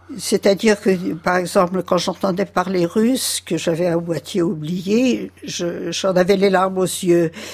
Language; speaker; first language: French; early bilingual, other home language; Yiddish